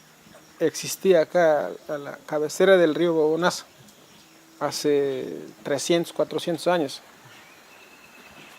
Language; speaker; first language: Spanish; non-native, local second language; Quechua